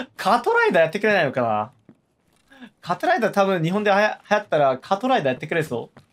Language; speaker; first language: Japanese; non-native, fluent; Korean